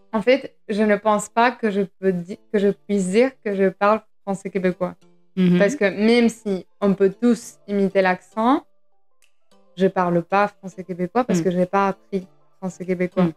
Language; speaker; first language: French; non-native, fluent; Spanish